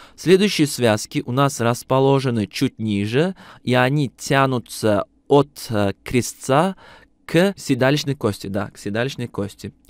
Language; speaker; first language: Russian; non-native, local second language; Uzbek